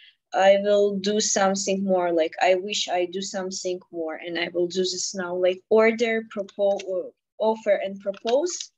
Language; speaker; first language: English; non-native, fluent; Ukrainian